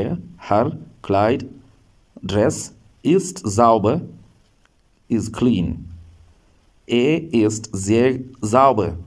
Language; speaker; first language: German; non-native, learner; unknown